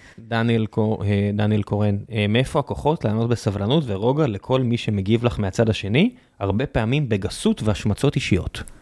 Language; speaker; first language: Hebrew; native; Hebrew